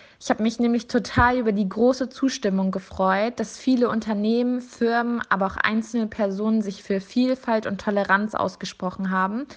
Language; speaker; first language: German; native; German